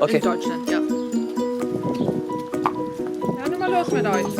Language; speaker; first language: German; native; German